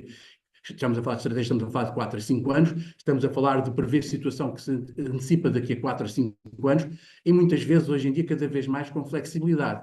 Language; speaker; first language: Portuguese; native; Portuguese